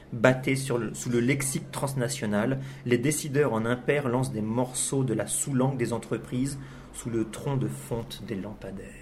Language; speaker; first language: French; native; French